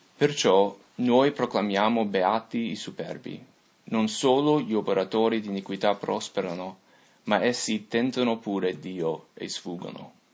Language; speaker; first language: Italian; non-native, fluent; English